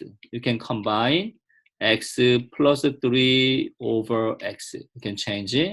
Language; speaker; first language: English; non-native, fluent; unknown